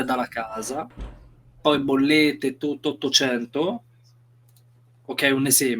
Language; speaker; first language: Italian; non-native, fluent; Romanian